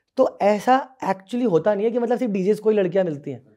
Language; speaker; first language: Hindi; native; Hindi